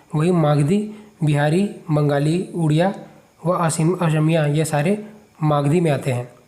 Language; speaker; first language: Hindi; native; Hindi